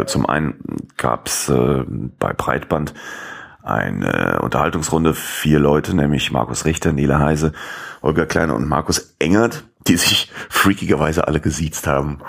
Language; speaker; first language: German; native; German